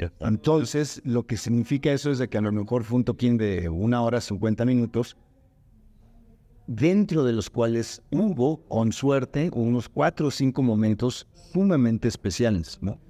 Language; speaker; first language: Spanish; native; Spanish